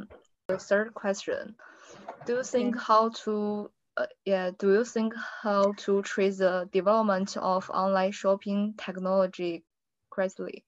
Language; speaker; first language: English; non-native, learner; Chinese